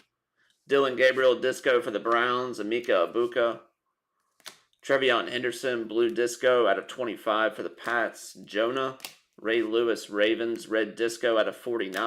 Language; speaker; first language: English; native; English